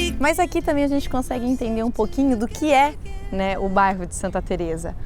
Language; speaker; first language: Portuguese; native; Portuguese